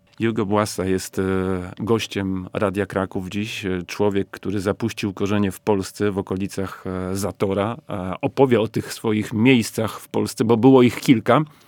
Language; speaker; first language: Polish; native; Polish